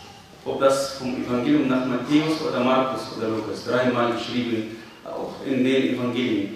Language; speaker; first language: German; non-native, fluent; Arabic